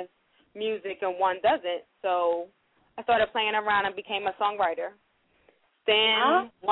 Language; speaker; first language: English; native; English